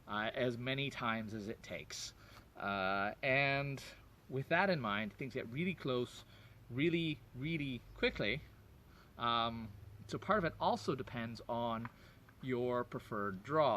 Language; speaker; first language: English; native; English